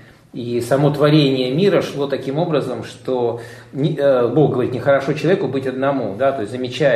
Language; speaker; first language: Russian; native; Russian